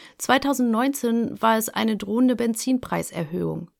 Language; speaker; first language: German; native; German